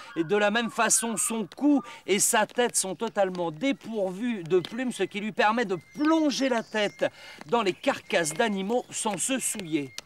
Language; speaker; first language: French; native; French